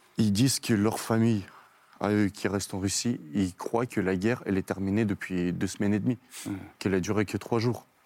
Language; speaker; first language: French; non-native, fluent; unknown